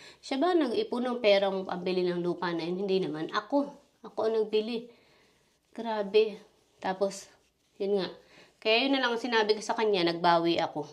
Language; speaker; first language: Filipino; native; Filipino